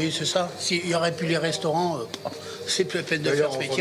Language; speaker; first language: French; native; French